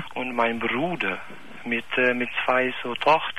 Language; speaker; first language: German; non-native, learner; Albanian